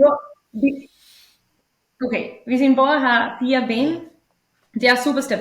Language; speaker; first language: Danish; non-native, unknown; Spanish